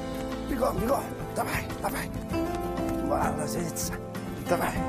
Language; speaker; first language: Russian; non-native, fluent; Korean